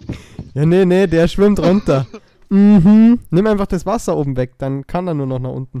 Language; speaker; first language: German; native; German